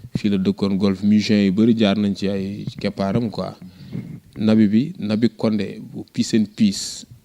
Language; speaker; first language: Wolof; native; Wolof